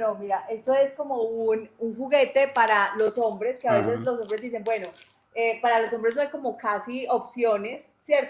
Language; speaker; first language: Spanish; native; Spanish